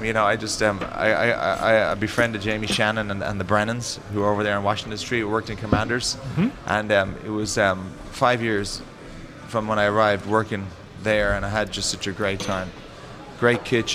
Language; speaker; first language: English; native; English